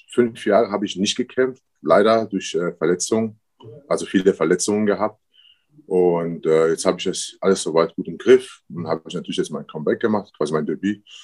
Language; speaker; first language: German; early bilingual, other home language; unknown